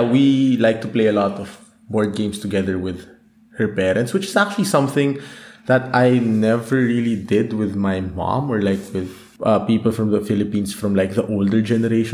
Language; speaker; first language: English; non-native, local second language; Filipino